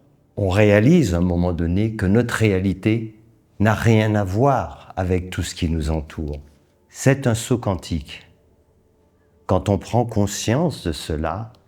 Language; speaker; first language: French; native; French